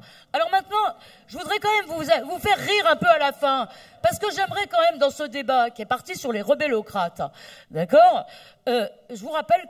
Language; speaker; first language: French; native; French